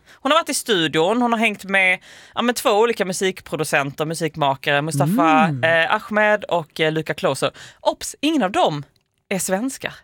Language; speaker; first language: Swedish; native; Swedish